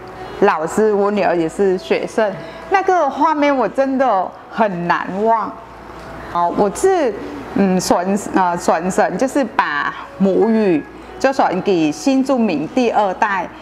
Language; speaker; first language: Chinese; non-native, fluent; Vietnamese